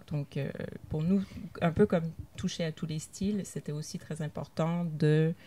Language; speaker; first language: French; native; French